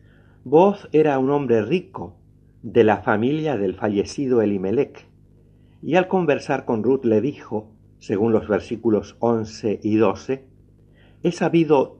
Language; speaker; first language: Spanish; native; Spanish